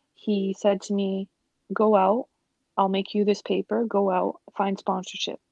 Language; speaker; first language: English; native; English